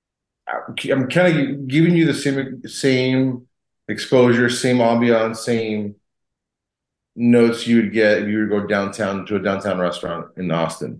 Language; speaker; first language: English; native; English